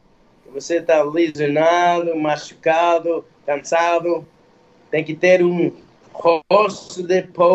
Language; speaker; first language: Portuguese; non-native, fluent; English